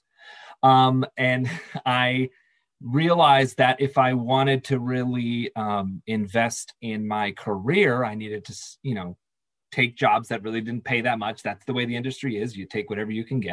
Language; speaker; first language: English; native; English